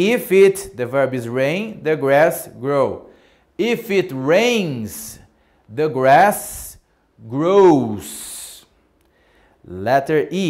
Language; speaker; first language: English; non-native, fluent; Portuguese